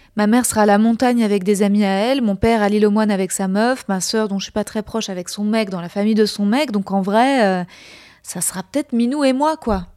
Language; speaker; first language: French; native; French